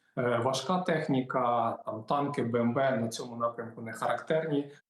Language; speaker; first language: Ukrainian; native; Ukrainian